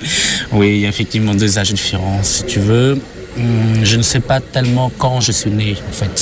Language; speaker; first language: French; non-native, fluent; Khmer